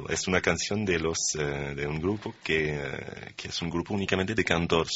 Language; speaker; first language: Spanish; non-native, fluent; French